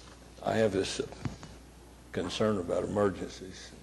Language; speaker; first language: English; native; English